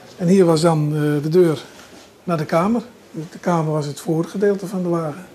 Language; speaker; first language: Dutch; native; Dutch